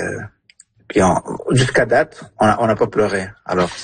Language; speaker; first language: French; early bilingual, other home language; Spanish